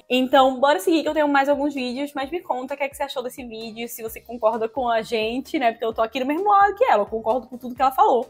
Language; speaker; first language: Portuguese; native; Portuguese